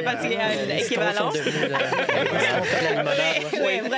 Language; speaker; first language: French; non-native, fluent; English